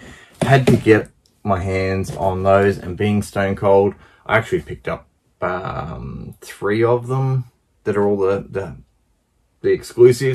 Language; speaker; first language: English; native; English